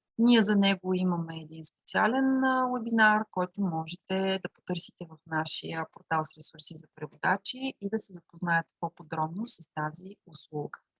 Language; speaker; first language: Bulgarian; native; Bulgarian